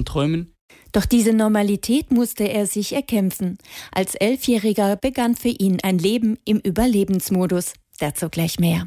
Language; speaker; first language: German; native; German